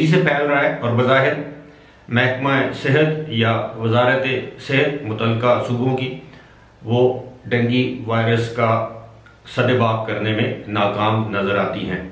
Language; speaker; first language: Urdu; native; Urdu